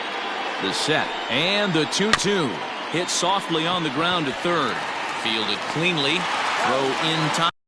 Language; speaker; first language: English; native; English